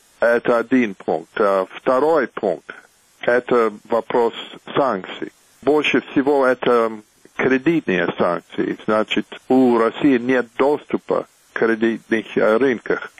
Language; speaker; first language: Russian; non-native, fluent; English